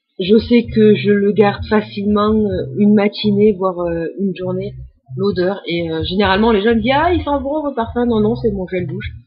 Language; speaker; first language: French; native; French